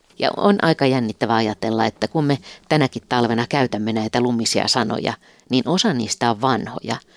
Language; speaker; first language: Finnish; native; Finnish